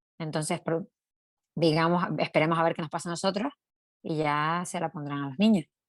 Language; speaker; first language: Spanish; native; Spanish